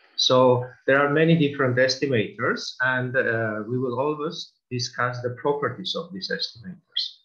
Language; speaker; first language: English; non-native, fluent; Armenian